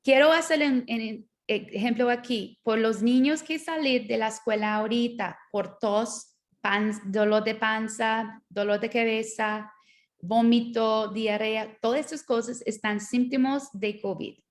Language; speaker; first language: Spanish; non-native, learner; English